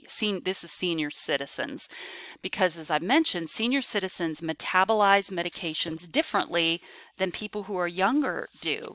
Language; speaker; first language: English; native; English